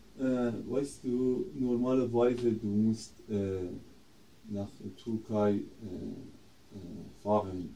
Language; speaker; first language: German; non-native, learner; Persian